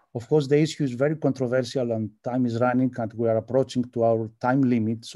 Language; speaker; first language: English; non-native, fluent; Greek